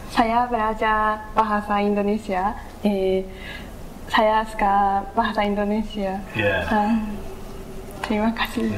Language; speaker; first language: Indonesian; non-native, learner; Japanese